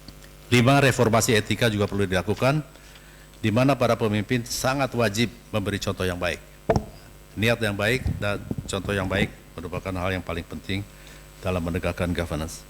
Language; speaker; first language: Indonesian; native; Indonesian